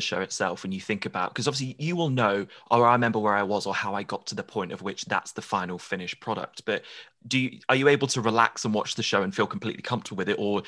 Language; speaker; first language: English; native; English